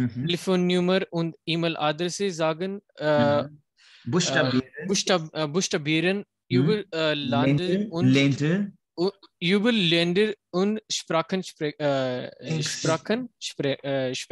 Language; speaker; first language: German; non-native, learner; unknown